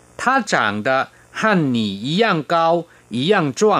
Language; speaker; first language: Chinese; non-native, fluent; Thai